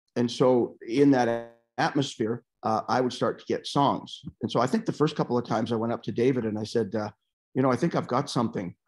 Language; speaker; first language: English; native; English